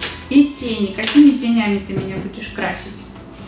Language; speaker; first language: Russian; native; Russian